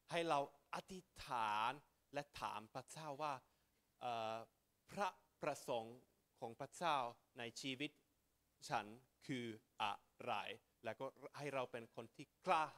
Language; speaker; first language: Thai; non-native, fluent; Finnish